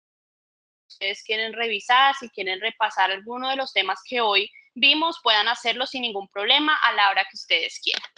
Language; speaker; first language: Spanish; native; Spanish